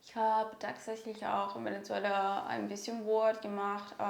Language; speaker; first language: German; non-native, learner; Spanish